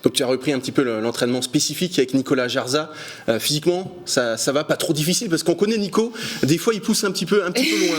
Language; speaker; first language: French; native; French